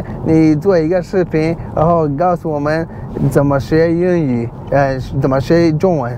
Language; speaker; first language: Chinese; non-native, learner; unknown